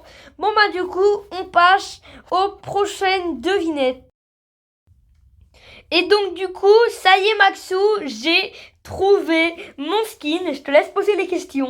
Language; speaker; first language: French; native; French